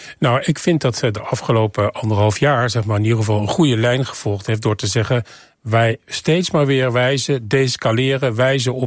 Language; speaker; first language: Dutch; native; Dutch